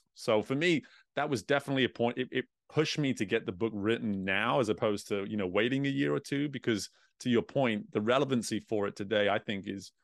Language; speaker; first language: English; native; English